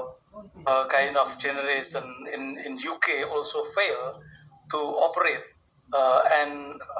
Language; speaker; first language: English; non-native, learner; Indonesian